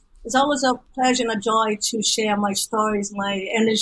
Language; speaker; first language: English; non-native, fluent; Portuguese